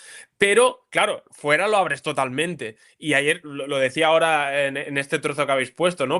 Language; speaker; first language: Spanish; native; Spanish